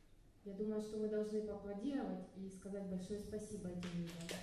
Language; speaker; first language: Russian; native; Russian